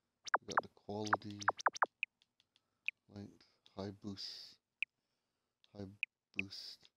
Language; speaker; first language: English; native; English